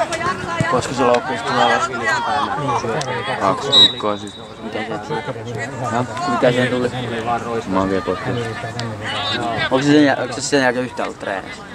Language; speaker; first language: Finnish; native; Finnish